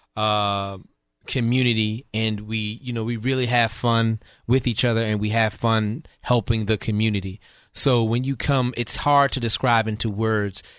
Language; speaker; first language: English; native; English